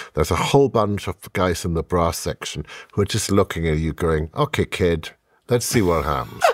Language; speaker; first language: English; non-native, fluent; German